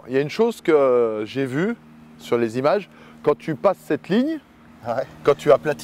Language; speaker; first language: French; native; French